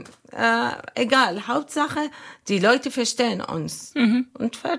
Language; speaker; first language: German; non-native, learner; Arabic